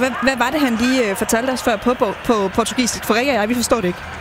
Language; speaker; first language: Danish; native; Danish